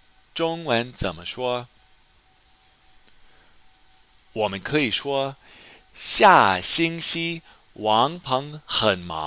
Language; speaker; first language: Chinese; non-native, fluent; English